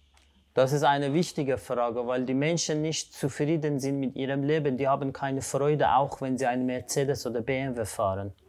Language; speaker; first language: German; non-native, fluent; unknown